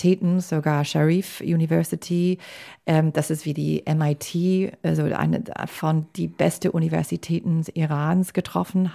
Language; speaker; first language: German; non-native, fluent; English